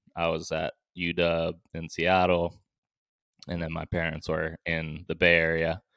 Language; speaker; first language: English; native; English